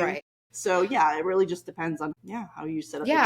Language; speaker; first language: English; native; English